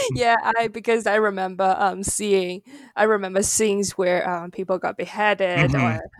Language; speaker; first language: English; non-native, fluent; Chinese